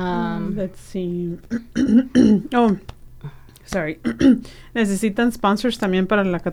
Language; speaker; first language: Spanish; early bilingual, other home language; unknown